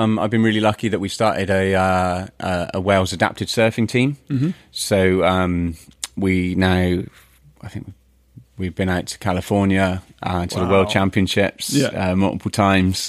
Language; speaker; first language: English; native; English